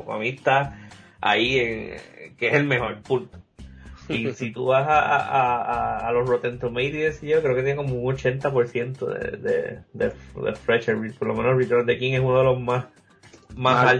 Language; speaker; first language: Spanish; native; Spanish